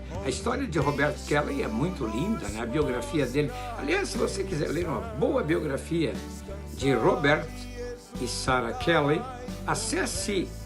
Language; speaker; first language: Portuguese; native; Portuguese